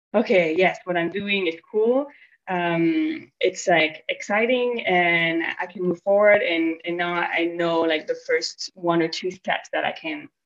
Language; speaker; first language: English; non-native, fluent; French